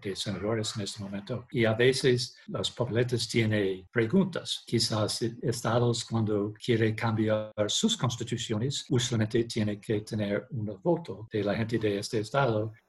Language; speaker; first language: Spanish; non-native, learner; English